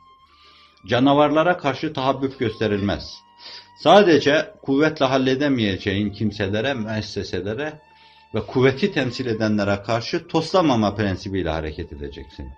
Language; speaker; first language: Turkish; native; Turkish